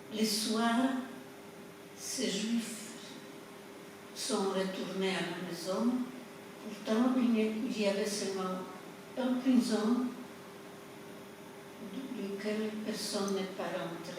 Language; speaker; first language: French; non-native, fluent; Polish